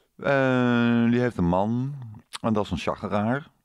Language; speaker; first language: Dutch; native; Dutch